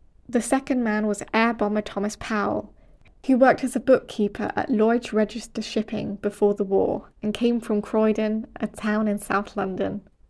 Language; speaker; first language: English; native; English